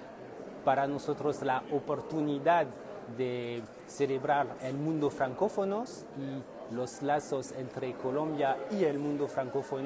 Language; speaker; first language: Spanish; non-native, fluent; French